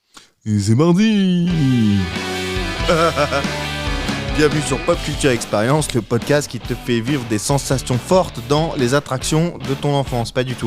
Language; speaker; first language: French; native; French